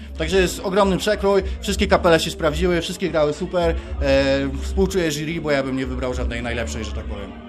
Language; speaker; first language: Polish; native; Polish